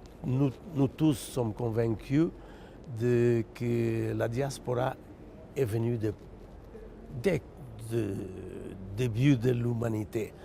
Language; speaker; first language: French; non-native, fluent; Portuguese